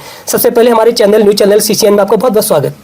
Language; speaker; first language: Hindi; native; Hindi